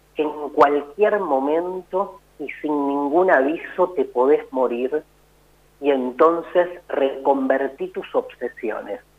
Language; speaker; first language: Spanish; native; Spanish